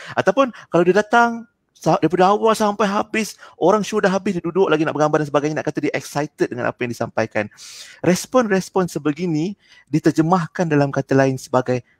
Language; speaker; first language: Malay; native; Malay